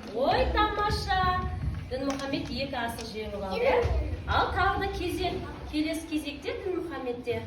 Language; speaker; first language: Kazakh; native; Kazakh